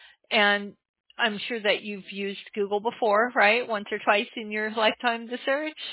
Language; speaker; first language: English; native; English